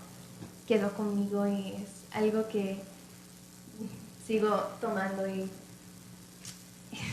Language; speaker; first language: Spanish; early bilingual, other home language; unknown